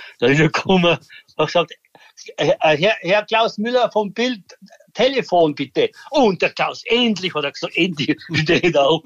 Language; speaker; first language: German; native; German